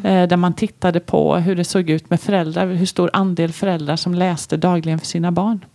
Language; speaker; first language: Swedish; native; Swedish